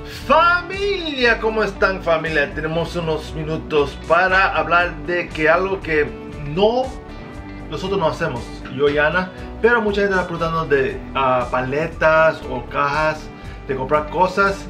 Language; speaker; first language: Spanish; early bilingual, heritage; Spanish